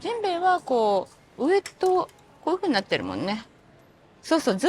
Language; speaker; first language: Japanese; native; Japanese